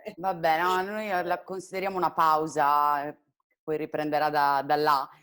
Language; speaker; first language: Italian; native; Italian